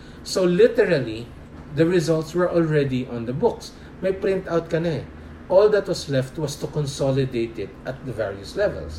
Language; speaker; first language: English; non-native, local second language; Filipino